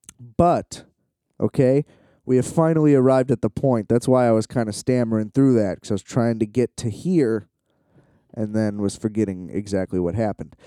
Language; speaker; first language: English; native; English